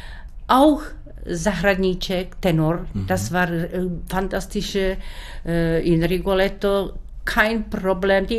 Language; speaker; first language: German; non-native, learner; Czech